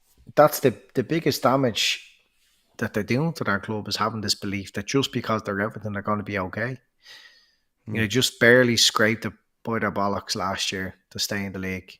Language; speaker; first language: English; native; English